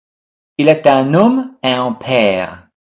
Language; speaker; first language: French; non-native, fluent; English